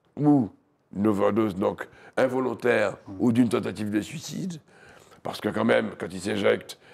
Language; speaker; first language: French; native; French